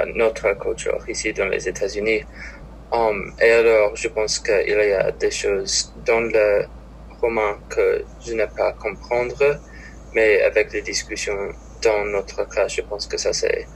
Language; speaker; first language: French; non-native, learner; English